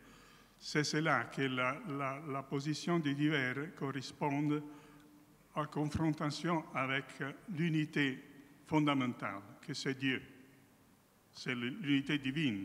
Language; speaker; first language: French; non-native, fluent; Italian